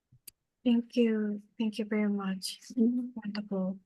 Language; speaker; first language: English; non-native, learner; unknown